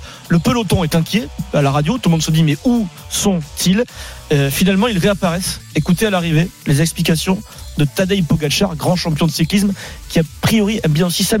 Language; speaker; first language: French; native; French